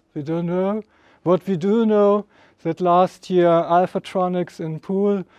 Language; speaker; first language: English; non-native, fluent; German